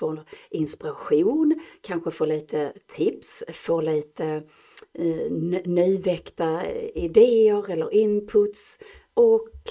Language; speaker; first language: Swedish; native; Swedish